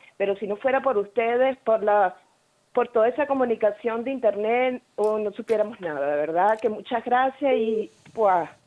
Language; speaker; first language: Spanish; native; Spanish